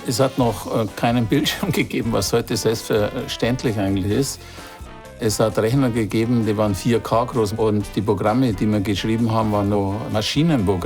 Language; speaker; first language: German; native; German